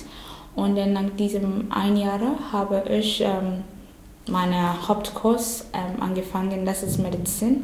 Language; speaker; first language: German; non-native, learner; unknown